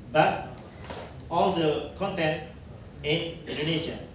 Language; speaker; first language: English; non-native, learner; Indonesian